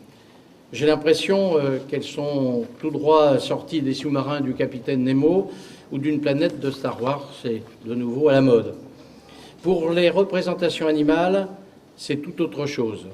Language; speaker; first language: French; native; French